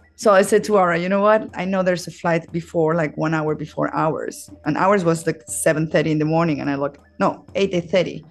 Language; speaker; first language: English; non-native, fluent; Spanish